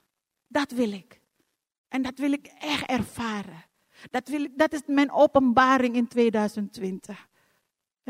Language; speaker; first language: Dutch; non-native, fluent; Indonesian